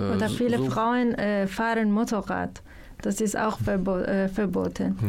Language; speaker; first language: German; non-native, fluent; Persian